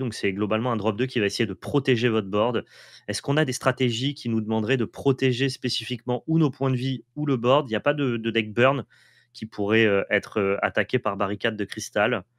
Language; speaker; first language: French; native; French